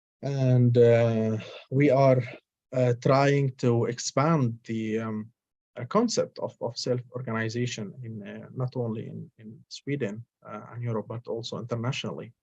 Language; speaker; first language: English; non-native, fluent; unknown